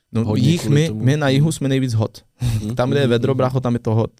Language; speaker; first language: Czech; non-native, fluent; French